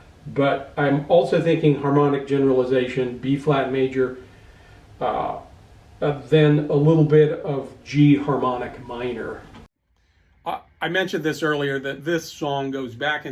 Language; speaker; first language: English; native; English